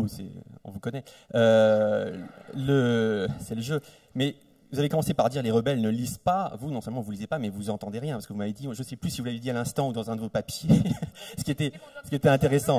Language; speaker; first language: French; native; French